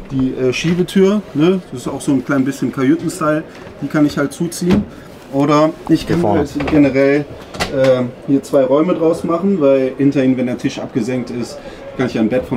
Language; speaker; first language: German; native; German